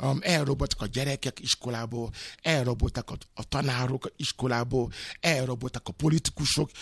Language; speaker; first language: Hungarian; non-native, fluent; Yoruba